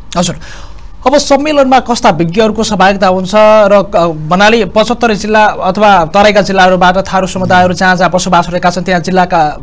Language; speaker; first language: Nepali; native; Nepali